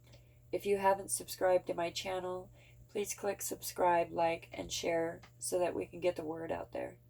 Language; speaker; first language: English; native; English